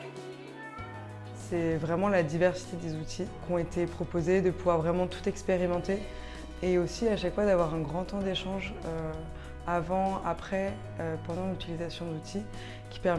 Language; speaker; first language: French; native; French